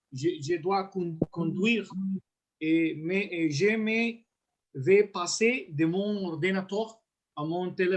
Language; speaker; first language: French; non-native, learner; Spanish